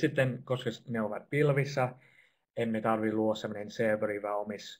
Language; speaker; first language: Finnish; non-native, fluent; English